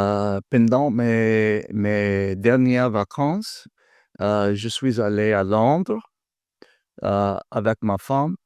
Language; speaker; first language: French; non-native, learner; English